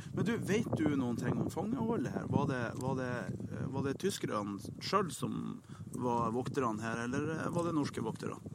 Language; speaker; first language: Norwegian; native; Norwegian